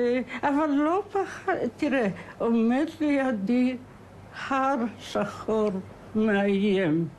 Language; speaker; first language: Hebrew; non-native, fluent; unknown